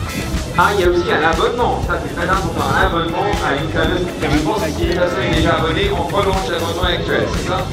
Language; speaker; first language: French; native; French